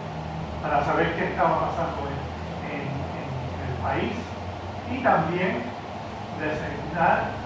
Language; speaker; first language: Spanish; early bilingual, heritage; Spanish